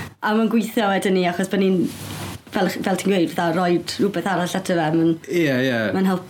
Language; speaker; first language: Welsh; native; Welsh